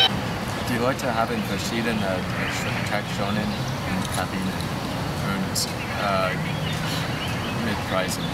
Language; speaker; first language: German; non-native, learner; English